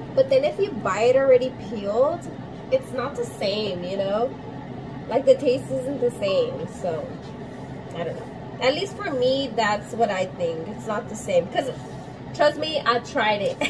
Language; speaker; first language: English; early bilingual, other home language; Spanish